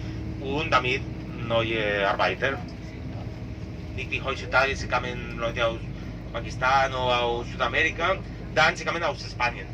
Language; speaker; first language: German; non-native, learner; Catalan